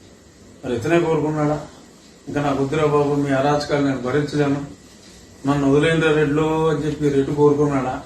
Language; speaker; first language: Telugu; native; Telugu